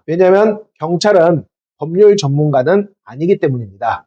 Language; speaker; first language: Korean; native; Korean